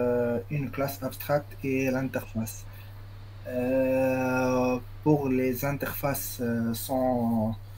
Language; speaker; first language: French; non-native, local second language; Arabic